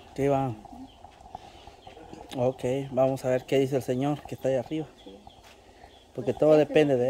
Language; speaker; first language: Spanish; native; Spanish